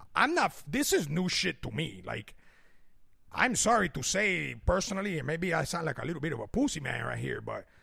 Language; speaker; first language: English; early bilingual, other home language; Spanish